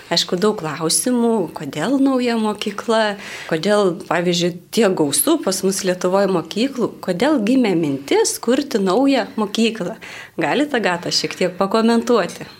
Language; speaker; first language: Lithuanian; native; Lithuanian